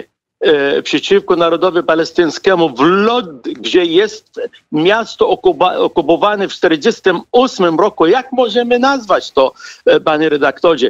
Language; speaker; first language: Polish; non-native, fluent; Arabic